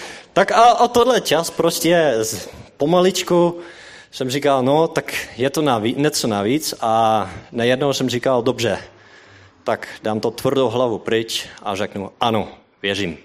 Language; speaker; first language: Czech; non-native, learner; Dutch